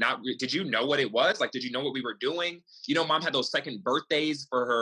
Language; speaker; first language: English; native; English